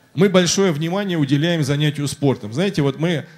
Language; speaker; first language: Russian; native; Russian